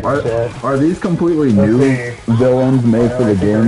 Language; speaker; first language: English; native; English